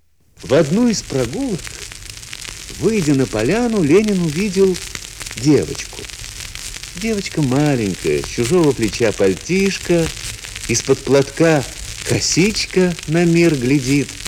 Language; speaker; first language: Russian; native; Russian